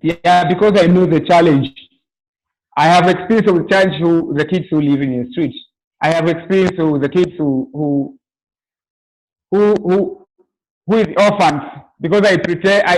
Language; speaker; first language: English; non-native, local second language; Swahili